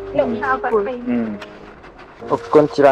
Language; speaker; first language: Korean; native; Korean